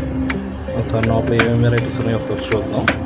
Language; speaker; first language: Telugu; native; Telugu